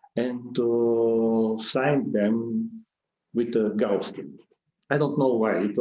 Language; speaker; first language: English; non-native, fluent; Bulgarian